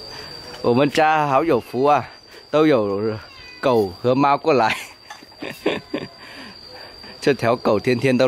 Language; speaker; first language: Chinese; non-native, learner; Vietnamese